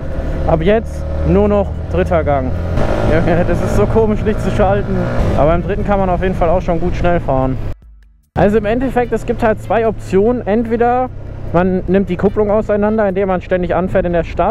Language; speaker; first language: German; native; German